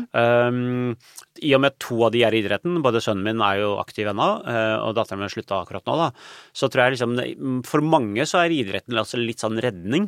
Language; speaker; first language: Norwegian; early bilingual, other home language; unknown